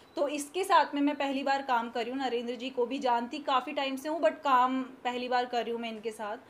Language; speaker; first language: Hindi; native; Hindi